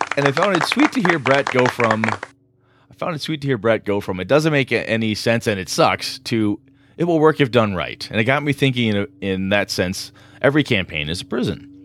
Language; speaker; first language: English; native; English